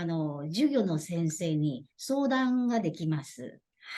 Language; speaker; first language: Japanese; non-native, fluent; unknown